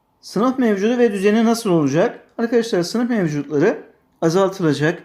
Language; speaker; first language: Turkish; native; Turkish